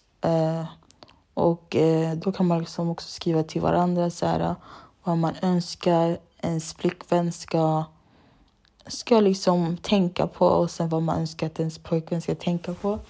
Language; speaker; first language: Swedish; early bilingual, other home language; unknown